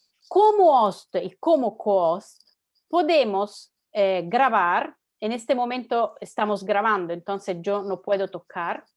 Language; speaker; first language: Spanish; non-native, fluent; Italian